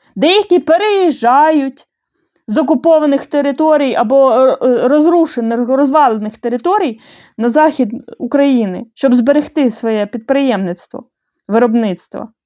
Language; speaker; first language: Ukrainian; non-native, fluent; Bulgarian